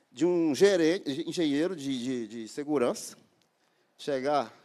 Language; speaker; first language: Portuguese; native; Portuguese